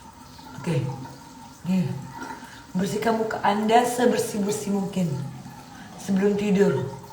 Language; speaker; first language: Malay; native; Malay